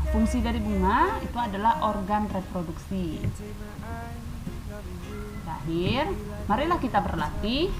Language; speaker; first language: Indonesian; native; Indonesian